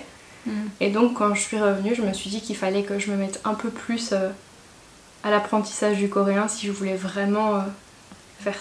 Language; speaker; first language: French; native; French